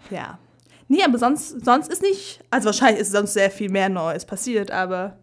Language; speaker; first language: German; early bilingual, other home language; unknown